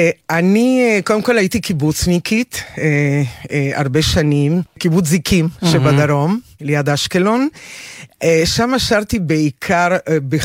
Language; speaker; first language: Hebrew; non-native, fluent; Spanish